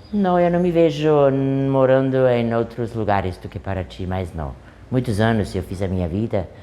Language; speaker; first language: Portuguese; non-native, fluent; German